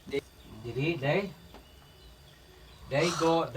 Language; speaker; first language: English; non-native, learner; Sundanese